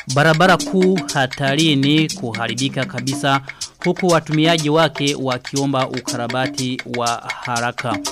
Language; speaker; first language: Swahili; non-native, local second language; Rundi